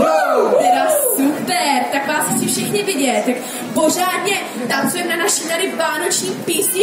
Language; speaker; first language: Czech; native; Czech